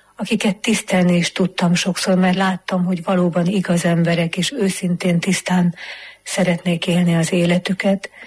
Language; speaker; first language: Hungarian; native; Hungarian